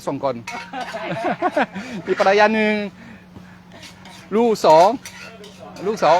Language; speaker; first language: Thai; non-native, learner; French